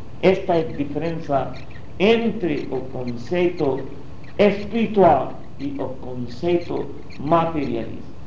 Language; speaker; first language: Portuguese; non-native, learner; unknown